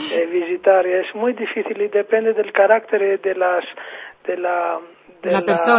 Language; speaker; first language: Spanish; non-native, fluent; Greek